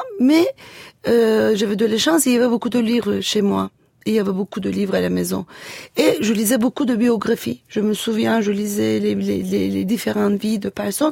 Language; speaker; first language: French; non-native, fluent; Turkish